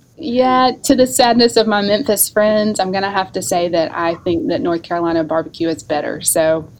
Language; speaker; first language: English; native; English